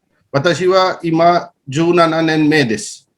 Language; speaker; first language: Japanese; non-native, fluent; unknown